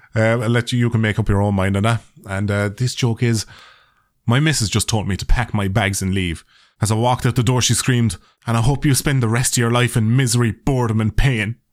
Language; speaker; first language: English; native; English